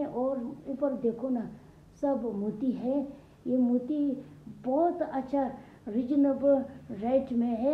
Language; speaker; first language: Hindi; non-native, local second language; Tibetan